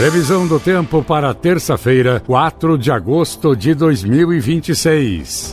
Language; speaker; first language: Portuguese; native; Portuguese